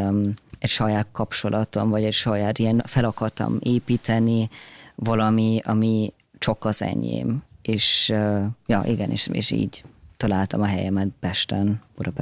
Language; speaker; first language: Hungarian; early bilingual, heritage; German